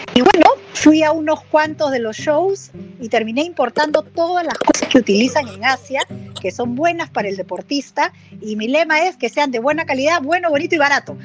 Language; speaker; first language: Spanish; native; Spanish